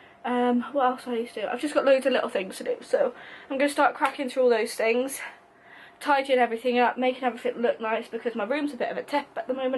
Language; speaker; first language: English; native; English